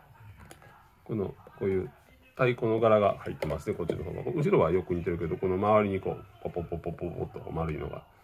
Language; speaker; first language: Japanese; native; Japanese